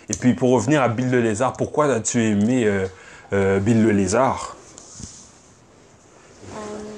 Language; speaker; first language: French; native; French